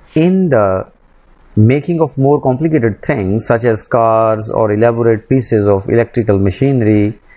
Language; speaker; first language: English; non-native, local second language; Urdu